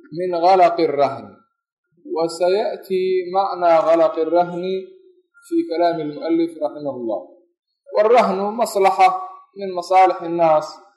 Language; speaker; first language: Arabic; non-native, local second language; Somali